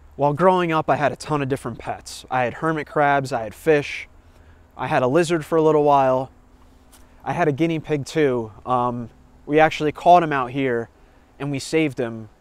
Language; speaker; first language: English; native; English